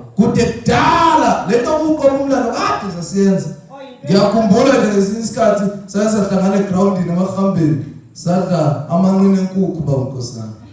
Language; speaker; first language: Zulu; non-native, local second language; Xhosa